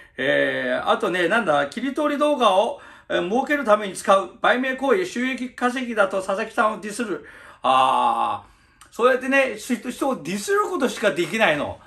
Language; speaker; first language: Japanese; early bilingual, other home language; Chinese